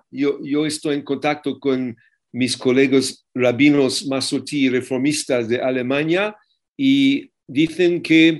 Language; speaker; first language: Spanish; non-native, fluent; English